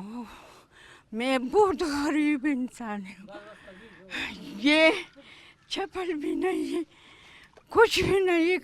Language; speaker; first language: Hindi; non-native, local second language; Pashto